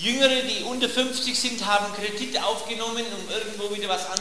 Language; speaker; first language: German; native; German